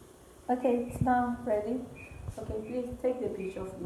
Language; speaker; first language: English; non-native, learner; Portuguese